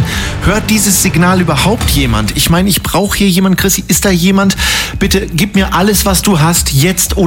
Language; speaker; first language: German; native; German